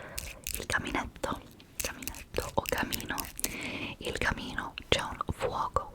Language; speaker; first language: Italian; non-native, fluent; English